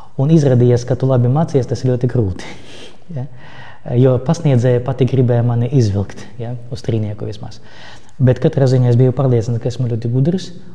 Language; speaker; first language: Latvian; non-native, local second language; Russian